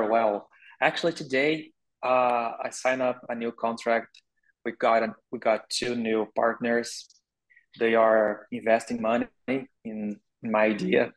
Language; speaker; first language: English; non-native, learner; Portuguese